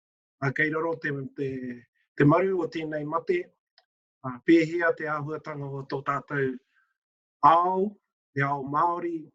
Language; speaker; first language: Māori; non-native, local second language; English